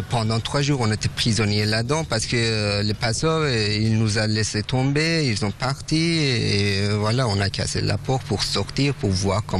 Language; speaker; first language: French; non-native, fluent; Persian